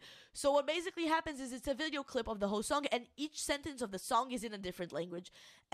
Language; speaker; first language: English; non-native, fluent; Portuguese